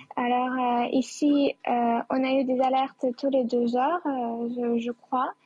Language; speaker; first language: French; non-native, fluent; Ukrainian